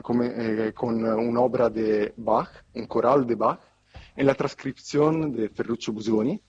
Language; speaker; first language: Spanish; non-native, fluent; Italian